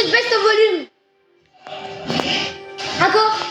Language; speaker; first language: French; native; French